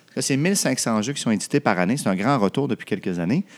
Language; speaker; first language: French; native; French